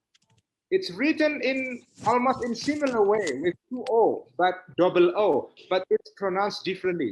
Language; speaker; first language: English; non-native, fluent; Indonesian